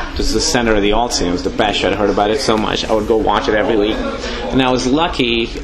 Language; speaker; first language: English; non-native, local second language; Urdu